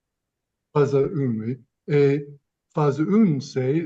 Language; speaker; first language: French; non-native, fluent; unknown